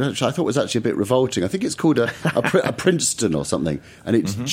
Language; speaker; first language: English; native; English